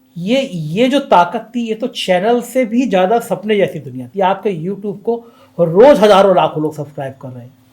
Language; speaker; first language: Hindi; native; Hindi